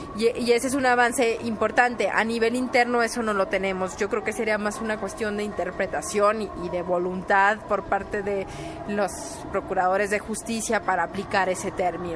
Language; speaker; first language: Spanish; native; Spanish